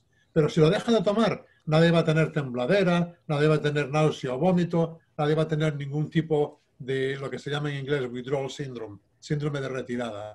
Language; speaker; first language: Spanish; native; Spanish